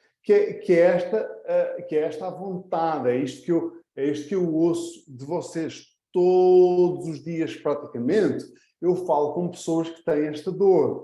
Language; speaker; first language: Portuguese; early bilingual, heritage; Portuguese